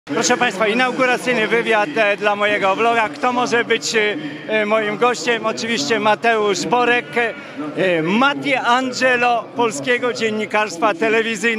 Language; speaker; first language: Polish; native; Polish